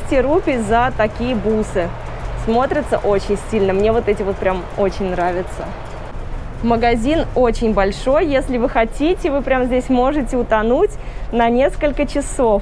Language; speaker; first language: Russian; native; Russian